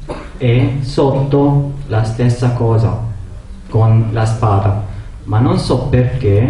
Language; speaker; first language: Italian; non-native, learner; Arabic